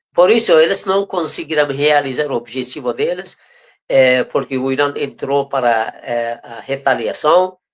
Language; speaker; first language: Portuguese; non-native, fluent; Persian